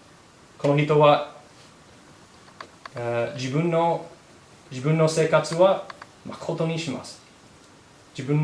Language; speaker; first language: Japanese; non-native, learner; English